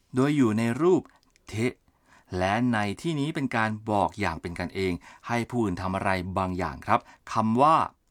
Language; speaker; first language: Thai; native; Thai